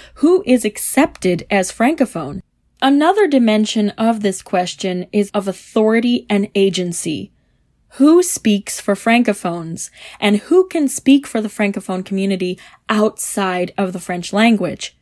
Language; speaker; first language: English; native; English